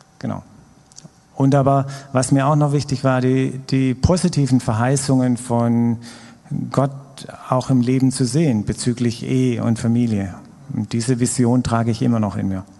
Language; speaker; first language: German; native; German